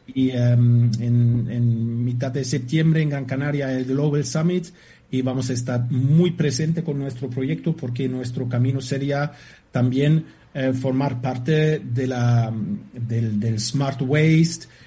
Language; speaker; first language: Spanish; non-native, fluent; German